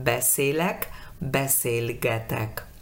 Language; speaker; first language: Hungarian; non-native, learner; Spanish